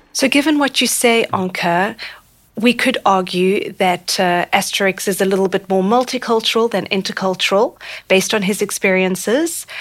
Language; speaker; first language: English; native; English